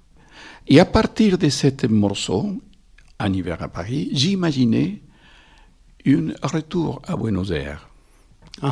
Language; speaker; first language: French; non-native, fluent; Spanish